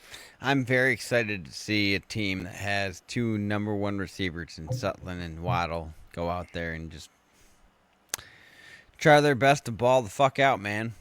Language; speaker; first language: English; native; English